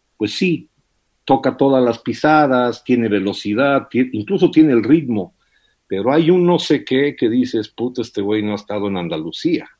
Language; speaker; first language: Spanish; early bilingual, heritage; English